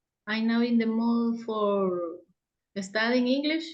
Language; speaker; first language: English; non-native, learner; Spanish